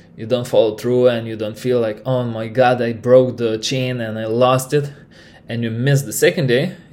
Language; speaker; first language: English; non-native, fluent; Lithuanian